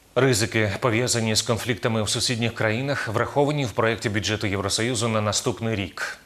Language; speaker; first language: Ukrainian; native; Ukrainian